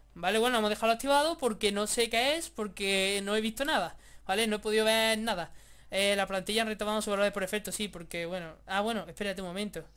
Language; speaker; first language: Spanish; native; Spanish